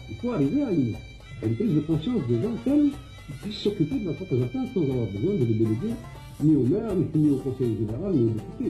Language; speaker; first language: French; non-native, local second language; Kabyle